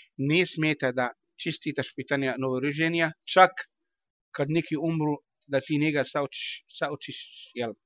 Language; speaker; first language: Bosnian; non-native, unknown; Arabic